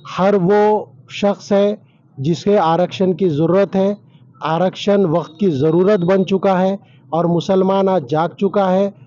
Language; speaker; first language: Urdu; native; Urdu